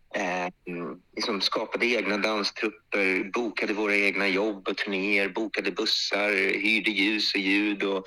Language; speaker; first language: Swedish; early bilingual, other home language; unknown